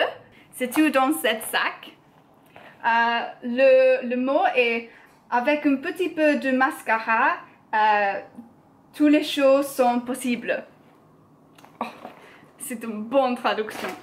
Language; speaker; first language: French; non-native, learner; English